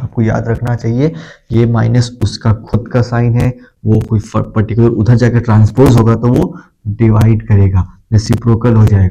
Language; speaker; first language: Hindi; native; Hindi